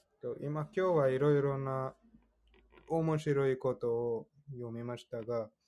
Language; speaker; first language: Japanese; non-native, fluent; Hindi